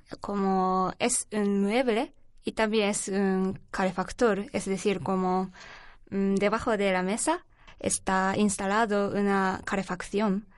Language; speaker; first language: Spanish; non-native, learner; Japanese